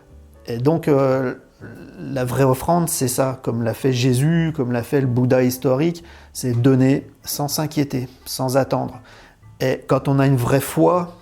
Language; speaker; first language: French; native; French